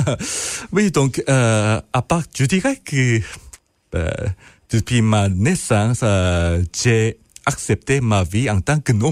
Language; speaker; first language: French; non-native, fluent; Korean